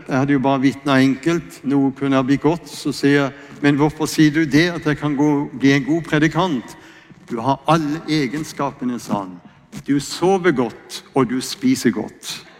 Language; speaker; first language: Norwegian; native; Norwegian